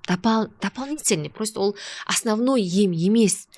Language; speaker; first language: Russian; non-native, local second language; Kazakh